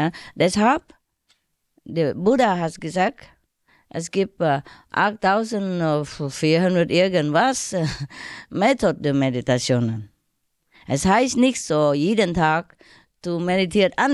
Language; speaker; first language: German; non-native, learner; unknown